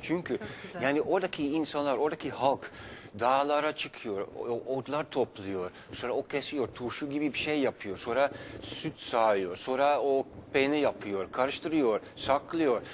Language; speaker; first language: Turkish; non-native, fluent; Dutch